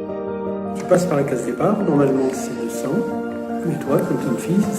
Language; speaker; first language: French; native; French